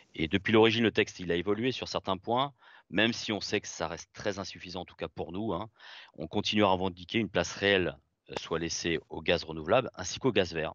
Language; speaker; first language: French; native; French